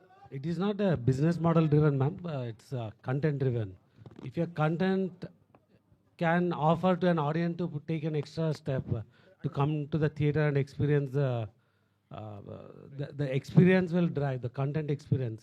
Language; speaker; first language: English; non-native, local second language; Telugu